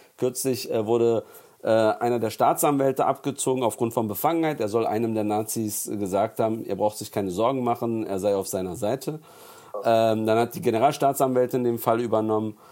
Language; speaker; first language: German; early bilingual, other home language; Turkish